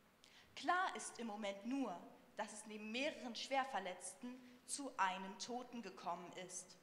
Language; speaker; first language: German; native; German